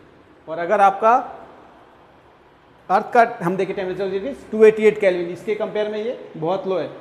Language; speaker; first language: Hindi; native; Hindi